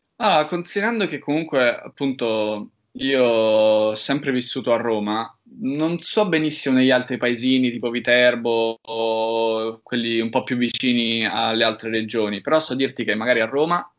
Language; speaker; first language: Italian; native; Italian